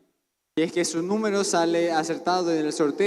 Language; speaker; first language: Spanish; native; Spanish